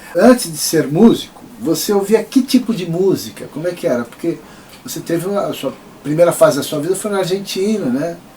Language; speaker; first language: Portuguese; native; Portuguese